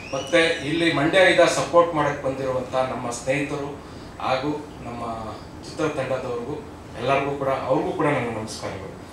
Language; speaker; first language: Kannada; native; Kannada